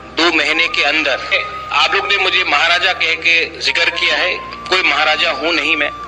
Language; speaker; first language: Hindi; non-native, local second language; Kok Borok